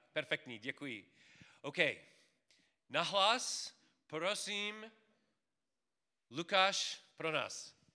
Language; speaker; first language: Czech; non-native, fluent; English